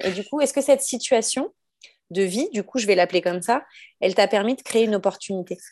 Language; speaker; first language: French; native; French